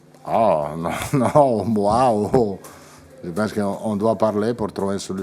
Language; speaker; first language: French; non-native, fluent; Italian